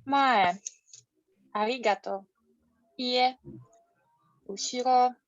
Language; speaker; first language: Japanese; non-native, learner; English